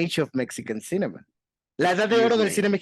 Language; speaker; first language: Spanish; native; Spanish